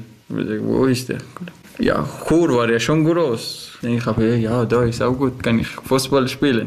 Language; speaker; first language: German; non-native, learner; Persian